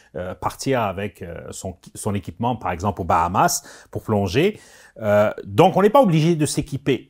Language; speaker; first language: French; non-native, local second language; Arabic